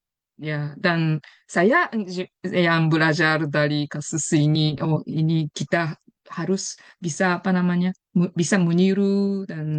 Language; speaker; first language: Indonesian; non-native, fluent; Japanese